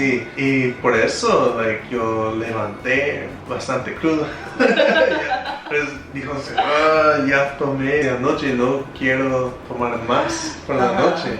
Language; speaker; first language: Spanish; non-native, fluent; English